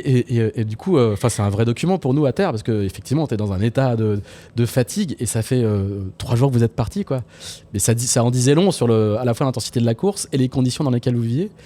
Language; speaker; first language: French; native; French